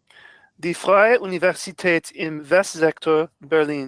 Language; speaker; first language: German; non-native, learner; English